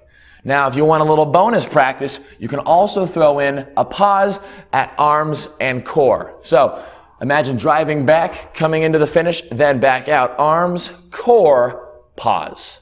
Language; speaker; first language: English; native; English